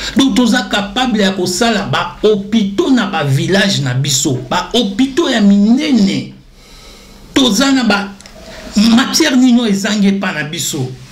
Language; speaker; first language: Lingala; non-native, local second language; Kongo